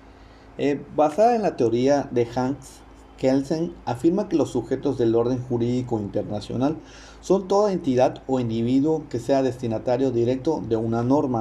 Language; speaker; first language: Spanish; native; Spanish